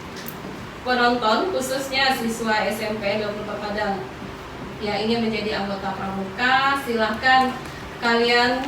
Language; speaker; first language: Indonesian; non-native, local second language; Minangkabau